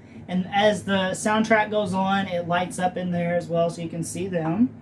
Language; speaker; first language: English; native; English